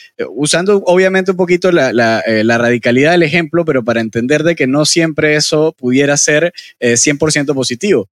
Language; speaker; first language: Spanish; native; Spanish